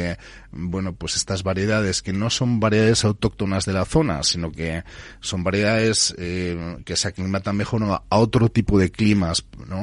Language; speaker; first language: Spanish; native; Spanish